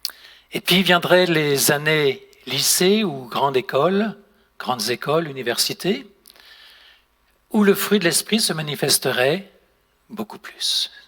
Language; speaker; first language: French; native; French